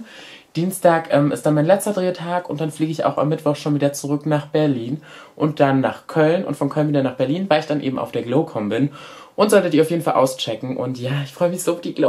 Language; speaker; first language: German; native; German